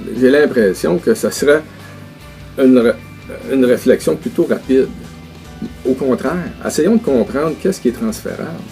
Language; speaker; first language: French; native; French